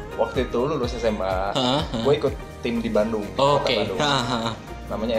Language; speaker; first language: Indonesian; native; Indonesian